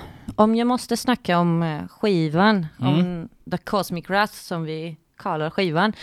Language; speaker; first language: Swedish; non-native, fluent; Greek